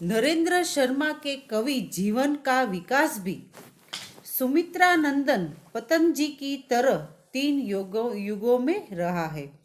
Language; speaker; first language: Hindi; non-native, local second language; Gujarati